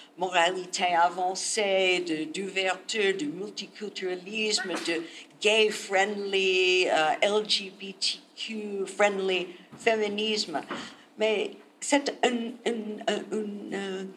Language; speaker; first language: French; non-native, learner; English